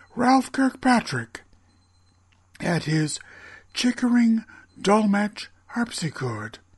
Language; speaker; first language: English; native; English